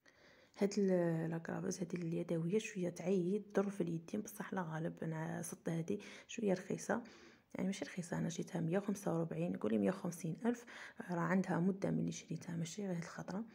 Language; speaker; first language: Arabic; native; Arabic